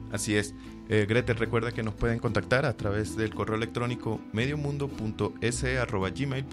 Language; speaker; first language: Spanish; native; Spanish